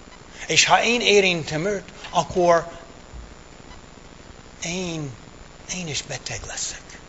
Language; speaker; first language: Hungarian; early bilingual, heritage; English